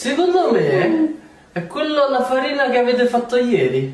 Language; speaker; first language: Italian; early bilingual, other home language; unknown